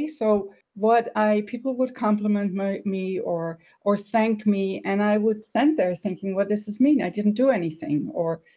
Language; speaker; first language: English; non-native, fluent; Dutch